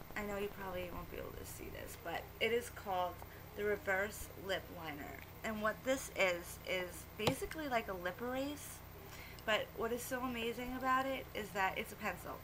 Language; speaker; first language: English; native; English